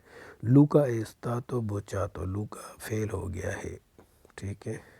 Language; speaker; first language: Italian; non-native, learner; Urdu